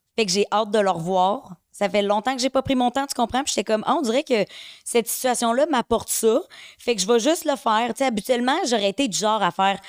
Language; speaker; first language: French; native; French